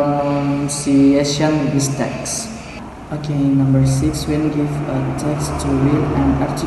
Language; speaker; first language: English; non-native, learner; Indonesian